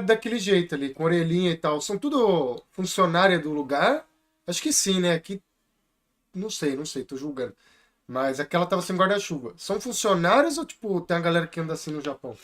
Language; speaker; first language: Portuguese; native; Portuguese